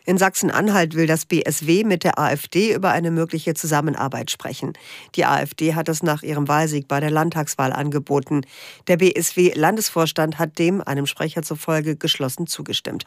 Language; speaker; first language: German; native; German